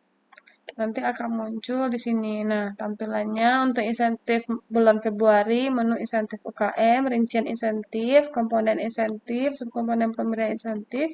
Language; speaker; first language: Indonesian; native; Indonesian